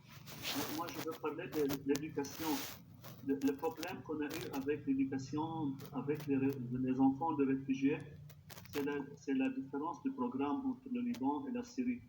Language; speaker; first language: French; non-native, local second language; Arabic